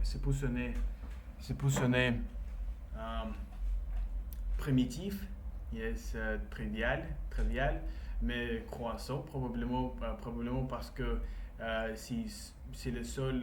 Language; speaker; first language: French; non-native, learner; Russian